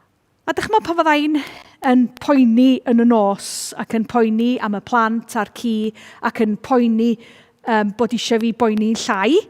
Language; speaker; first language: Welsh; native; Welsh